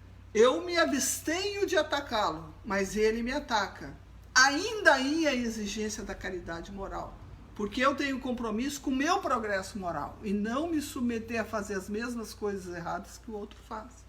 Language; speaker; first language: Portuguese; native; Portuguese